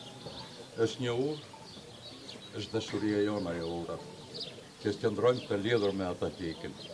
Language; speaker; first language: Albanian; native; Albanian